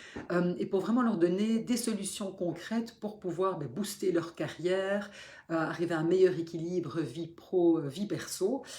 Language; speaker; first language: French; native; French